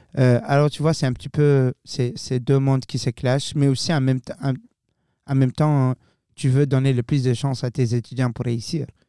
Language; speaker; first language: French; non-native, fluent; Arabic